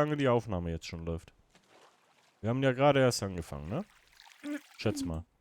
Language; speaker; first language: German; native; German